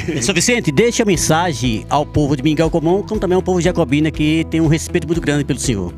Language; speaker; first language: Portuguese; native; Portuguese